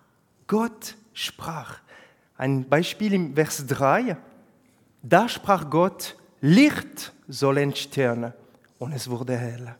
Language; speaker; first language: German; non-native, fluent; French